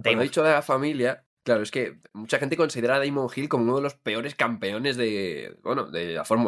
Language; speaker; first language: Spanish; native; Spanish